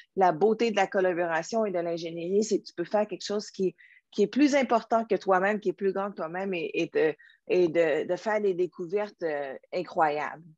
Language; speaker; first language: French; native; French